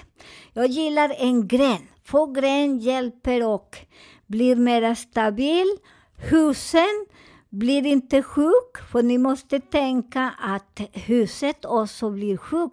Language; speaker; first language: Swedish; non-native, fluent; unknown